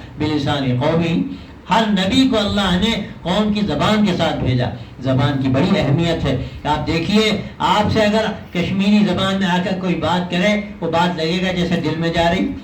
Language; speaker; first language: Urdu; native; Urdu